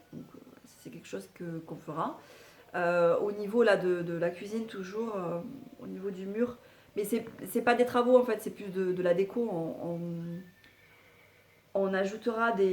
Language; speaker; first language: French; native; French